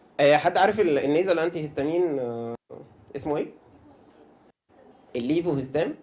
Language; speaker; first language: Arabic; native; Arabic